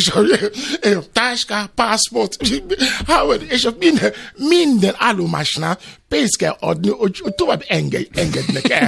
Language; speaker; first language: Hungarian; non-native, fluent; Yoruba